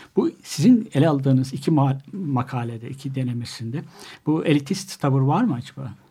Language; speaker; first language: Turkish; native; Turkish